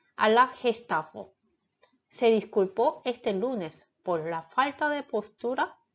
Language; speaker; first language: Spanish; non-native, fluent; Korean